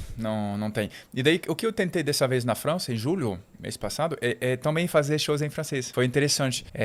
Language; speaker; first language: Portuguese; non-native, fluent; French